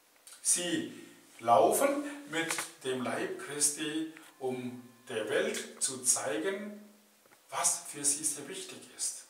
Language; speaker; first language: German; non-native, fluent; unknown